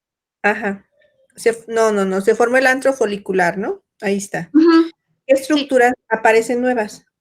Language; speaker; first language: Spanish; native; Spanish